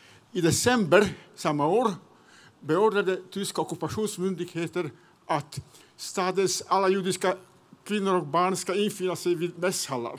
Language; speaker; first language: Swedish; non-native, fluent; Serbian